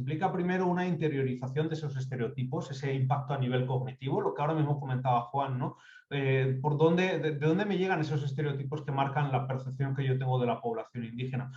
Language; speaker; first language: Spanish; native; Spanish